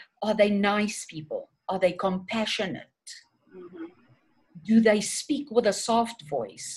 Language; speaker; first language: English; non-native, fluent; Portuguese